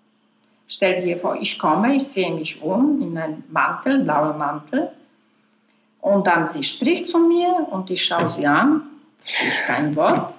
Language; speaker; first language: German; non-native, fluent; Polish